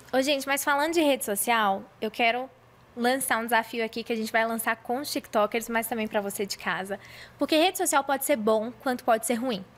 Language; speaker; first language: Portuguese; native; Portuguese